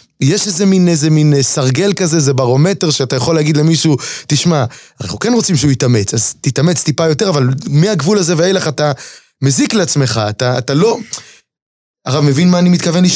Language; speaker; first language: Hebrew; native; Hebrew